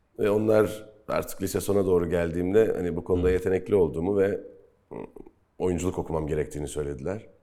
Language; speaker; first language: Turkish; native; Turkish